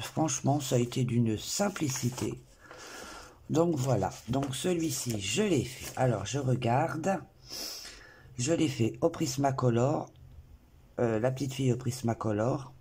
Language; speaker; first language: French; native; French